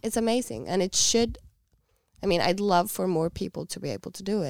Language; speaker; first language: English; non-native, fluent; Icelandic